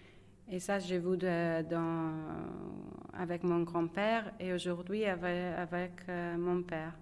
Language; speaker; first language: French; non-native, fluent; Italian